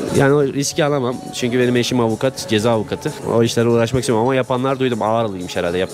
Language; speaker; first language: Turkish; native; Turkish